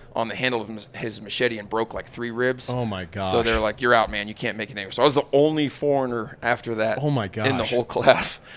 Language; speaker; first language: English; native; English